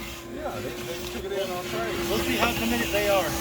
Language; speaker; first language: English; native; English